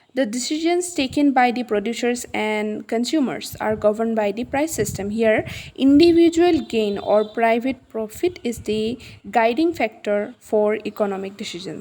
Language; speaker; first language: English; non-native, local second language; Assamese